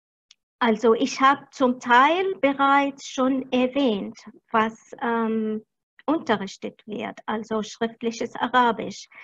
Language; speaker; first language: German; non-native, fluent; Arabic